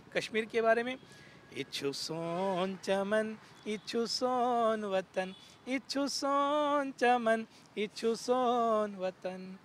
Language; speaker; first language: Hindi; non-native, local second language; Gujarati